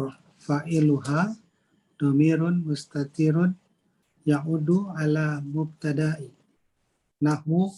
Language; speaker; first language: Arabic; non-native, learner; Indonesian